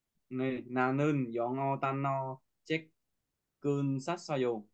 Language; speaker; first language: Korean; non-native, learner; Vietnamese